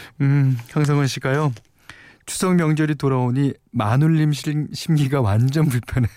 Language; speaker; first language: Korean; native; Korean